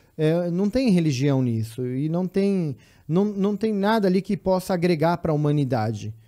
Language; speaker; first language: Portuguese; native; Portuguese